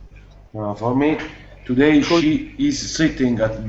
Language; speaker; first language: English; non-native, learner; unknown